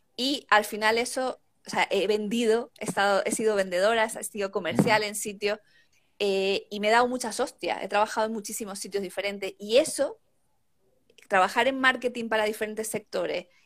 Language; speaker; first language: Spanish; native; Spanish